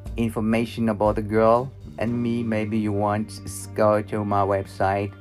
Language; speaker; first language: English; non-native, learner; German